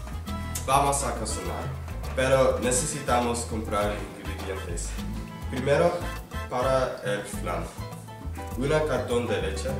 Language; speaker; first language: Spanish; non-native, learner; English